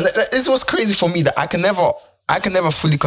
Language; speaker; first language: English; non-native, local second language; Yoruba